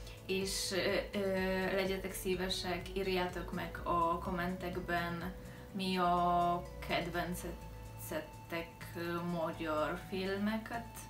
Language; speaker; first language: Hungarian; non-native, learner; Polish